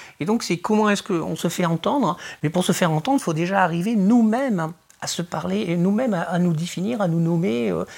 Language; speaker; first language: French; early bilingual, other home language; Spanish